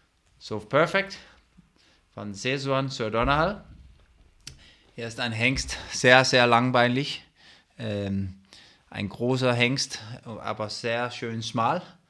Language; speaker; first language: German; non-native, fluent; Danish